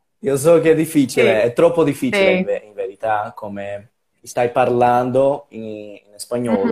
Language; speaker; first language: Italian; non-native, learner; Portuguese